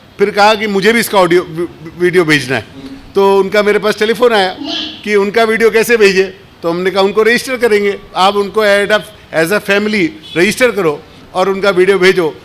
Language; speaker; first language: Hindi; native; Hindi